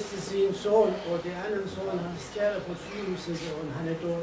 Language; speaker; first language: Danish; non-native, fluent; Kurdish